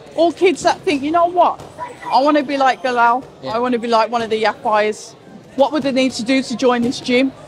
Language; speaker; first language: English; native; English